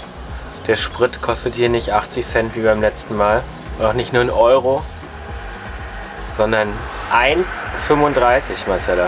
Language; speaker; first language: German; native; German